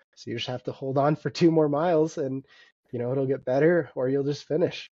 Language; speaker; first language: English; native; English